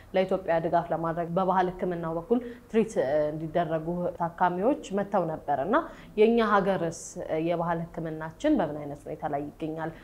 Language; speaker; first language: Amharic; native; Amharic